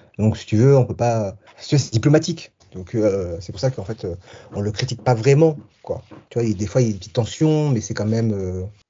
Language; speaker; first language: French; early bilingual, other home language; Tachelhit